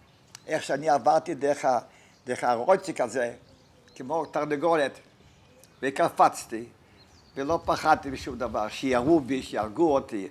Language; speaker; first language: Hebrew; non-native, fluent; Polish